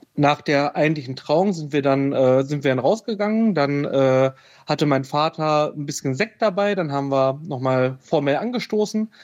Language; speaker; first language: German; native; German